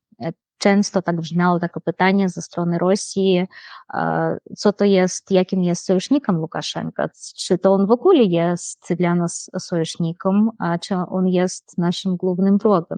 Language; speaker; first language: Polish; non-native, fluent; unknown